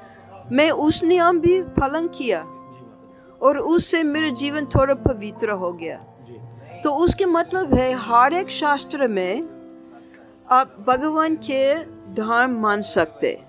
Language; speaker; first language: Hindi; non-native, fluent; English